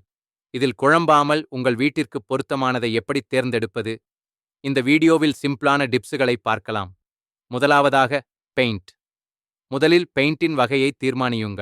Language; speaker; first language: Tamil; native; Tamil